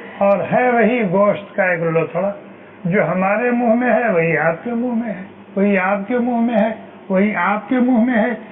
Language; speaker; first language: Urdu; native; Urdu